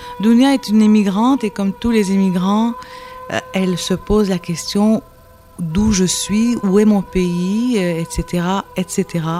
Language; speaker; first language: French; non-native, local second language; Arabic